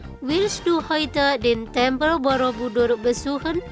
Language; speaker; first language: German; non-native, fluent; Indonesian